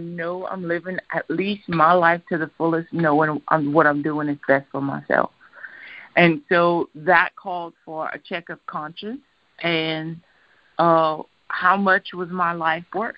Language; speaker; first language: English; native; English